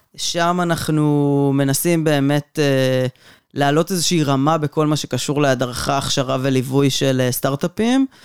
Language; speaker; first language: Hebrew; native; Hebrew